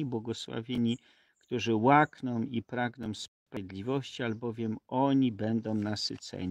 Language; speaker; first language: Polish; native; Polish